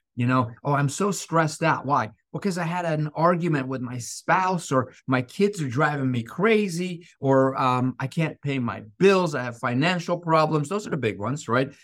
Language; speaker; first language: English; non-native, fluent; Persian